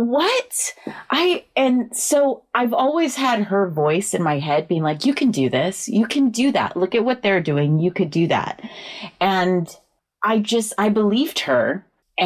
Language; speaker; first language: English; native; English